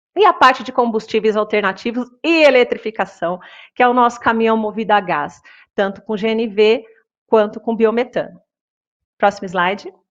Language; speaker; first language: Portuguese; native; Portuguese